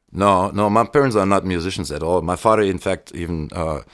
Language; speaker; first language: English; non-native, fluent; German